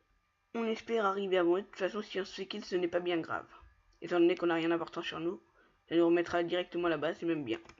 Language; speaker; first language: French; native; French